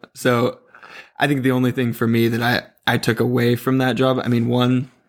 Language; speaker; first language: English; native; English